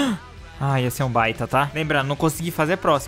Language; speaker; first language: Portuguese; native; Portuguese